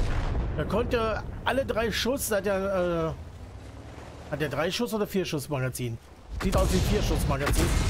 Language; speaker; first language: German; native; German